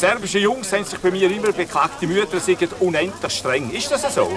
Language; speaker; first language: German; native; German